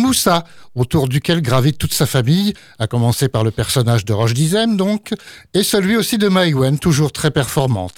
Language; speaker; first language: French; native; French